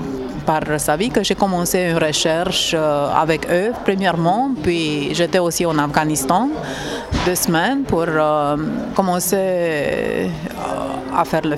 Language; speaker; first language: French; non-native, fluent; Romanian